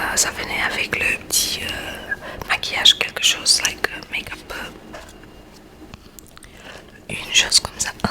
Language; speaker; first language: French; non-native, learner; Spanish